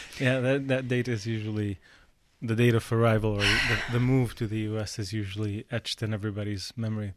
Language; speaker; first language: English; non-native, fluent; Arabic